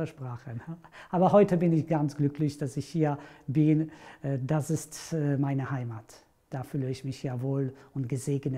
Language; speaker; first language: German; non-native, fluent; Polish